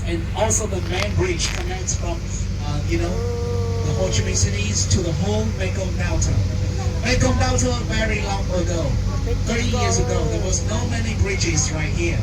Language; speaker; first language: English; non-native, fluent; Vietnamese